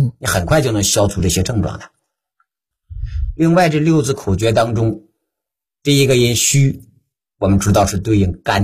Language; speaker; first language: Chinese; native; Chinese